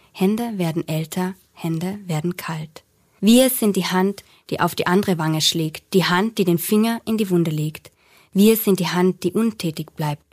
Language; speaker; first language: German; native; German